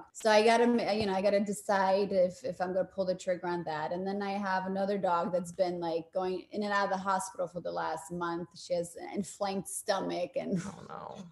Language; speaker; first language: English; early bilingual, other home language; Polish